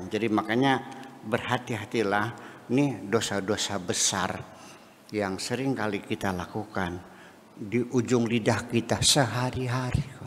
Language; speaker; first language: Indonesian; non-native, local second language; Javanese